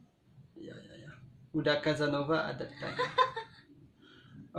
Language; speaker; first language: Indonesian; non-native, learner; French